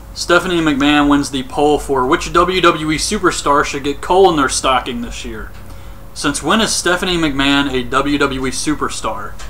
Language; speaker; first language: English; native; English